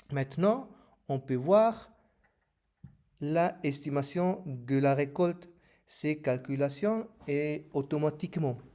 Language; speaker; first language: French; non-native, learner; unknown